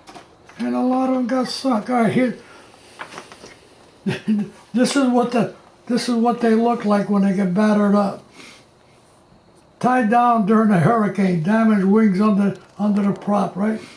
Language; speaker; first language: English; native; English